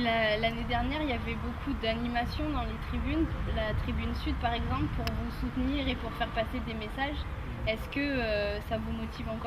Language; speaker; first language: French; native; French